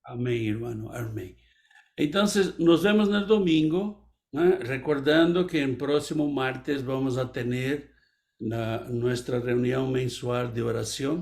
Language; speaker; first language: Spanish; non-native, fluent; Portuguese